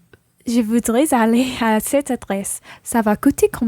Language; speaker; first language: French; non-native, learner; English